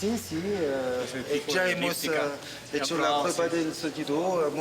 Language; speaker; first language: Spanish; non-native, learner; French